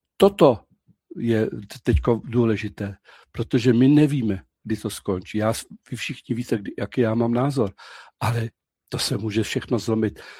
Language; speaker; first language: Czech; native; Czech